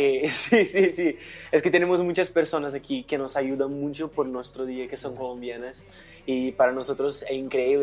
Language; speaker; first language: Spanish; non-native, learner; Portuguese